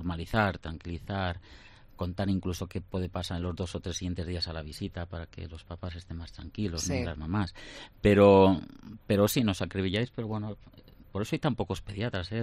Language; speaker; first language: Spanish; native; Spanish